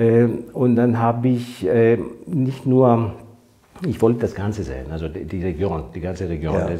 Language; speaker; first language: German; non-native, fluent; Greek